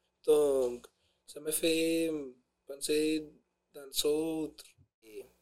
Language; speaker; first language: Spanish; native; Spanish